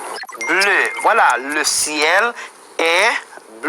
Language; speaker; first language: French; non-native, fluent; Spanish